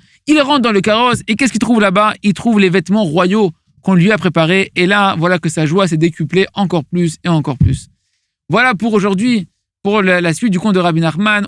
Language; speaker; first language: French; native; French